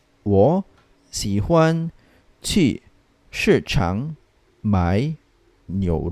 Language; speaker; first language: Chinese; non-native, fluent; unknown